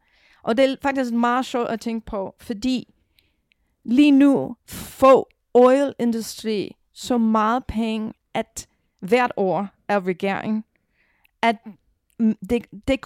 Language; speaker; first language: Danish; non-native, fluent; English